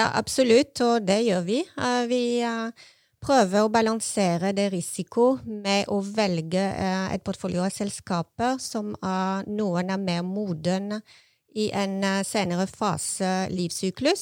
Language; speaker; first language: Norwegian; non-native, fluent; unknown